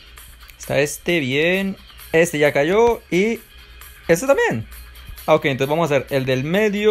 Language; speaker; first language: Spanish; native; Spanish